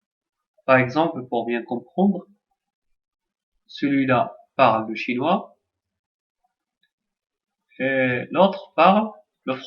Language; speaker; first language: French; non-native, local second language; Arabic